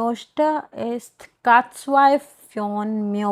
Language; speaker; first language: German; non-native, learner; Hindi